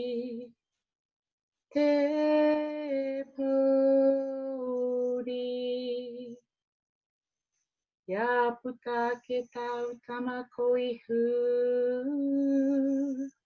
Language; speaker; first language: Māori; non-native, fluent; English